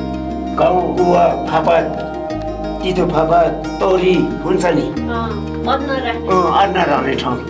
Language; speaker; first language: Nepali; non-native, local second language; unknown